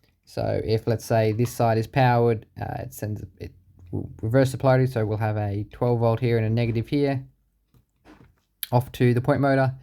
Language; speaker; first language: English; native; English